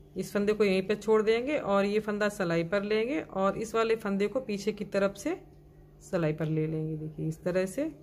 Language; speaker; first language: Hindi; native; Hindi